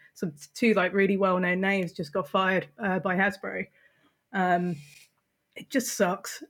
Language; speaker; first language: English; native; English